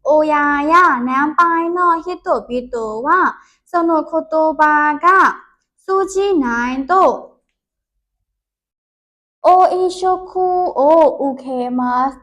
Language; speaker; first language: Japanese; non-native, learner; Burmese